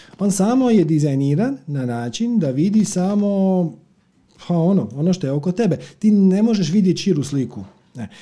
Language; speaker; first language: Croatian; native; Croatian